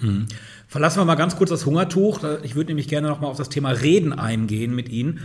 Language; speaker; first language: German; native; German